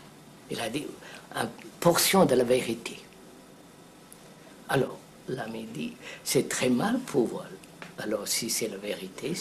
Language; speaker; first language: French; non-native, fluent; Telugu